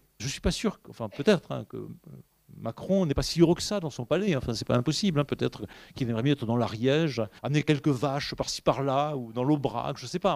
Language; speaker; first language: French; native; French